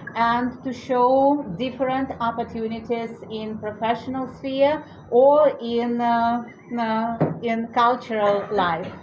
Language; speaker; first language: English; non-native, fluent; Russian